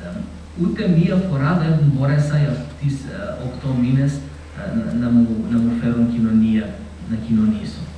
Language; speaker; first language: Greek; non-native, fluent; Macedonian